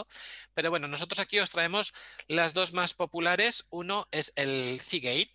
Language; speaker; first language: Spanish; native; Spanish